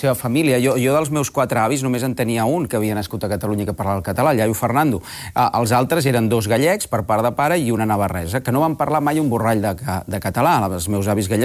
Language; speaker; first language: Catalan; non-native, local second language; Spanish